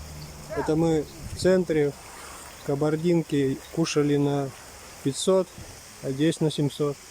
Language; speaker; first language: Russian; native; Russian